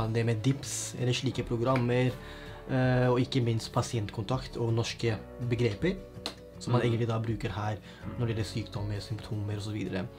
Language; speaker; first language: Norwegian; native; Norwegian